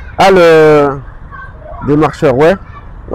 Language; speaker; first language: French; native; French